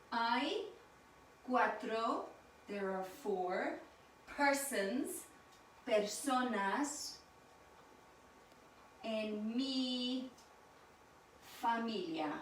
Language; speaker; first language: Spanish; non-native, fluent; English